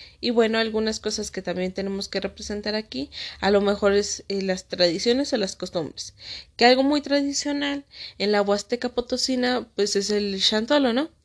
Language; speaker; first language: Spanish; native; Spanish